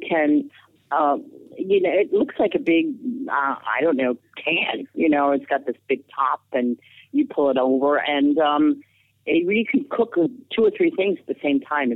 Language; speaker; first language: English; native; English